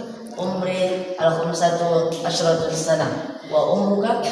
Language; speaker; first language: Arabic; non-native, learner; Indonesian